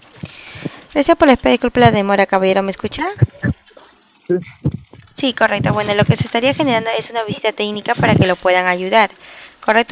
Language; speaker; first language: Spanish; native; Spanish